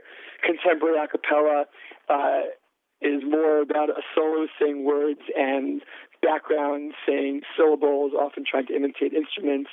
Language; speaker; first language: English; native; English